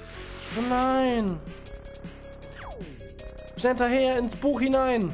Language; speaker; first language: German; native; German